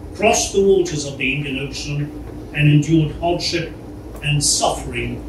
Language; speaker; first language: English; non-native, local second language; Morisyen